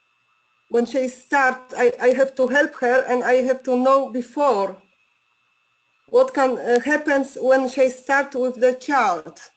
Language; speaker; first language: English; non-native, learner; Polish